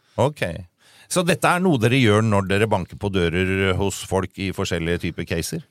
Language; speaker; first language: Norwegian; native; Norwegian